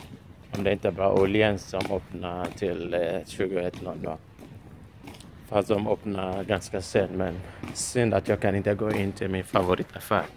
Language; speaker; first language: Swedish; non-native, fluent; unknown